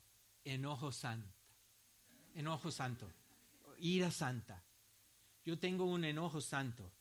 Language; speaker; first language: Spanish; non-native, fluent; English